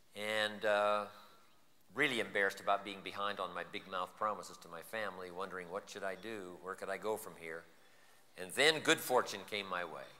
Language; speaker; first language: English; native; English